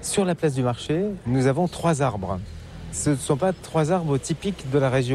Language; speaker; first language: French; native; French